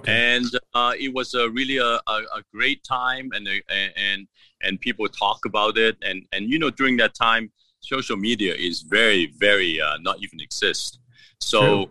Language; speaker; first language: English; non-native, local second language; Cantonese